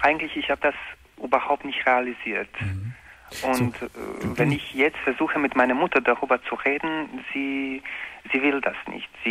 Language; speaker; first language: German; non-native, learner; Croatian